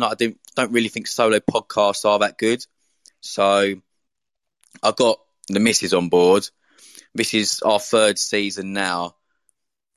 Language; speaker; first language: English; native; English